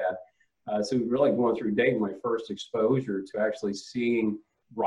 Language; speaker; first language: English; native; English